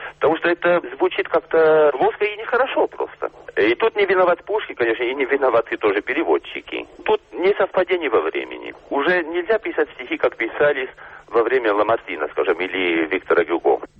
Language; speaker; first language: Russian; non-native, fluent; French